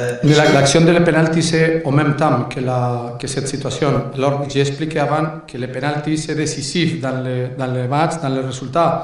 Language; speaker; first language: French; non-native, learner; Spanish